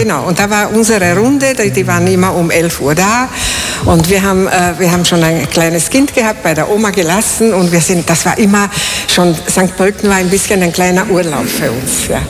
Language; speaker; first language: German; non-native, fluent; Slovak